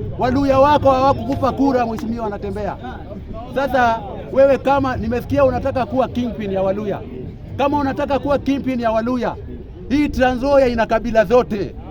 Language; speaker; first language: Swahili; non-native, local second language; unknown